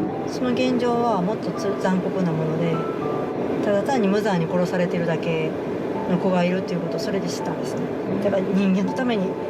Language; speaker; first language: Japanese; native; Japanese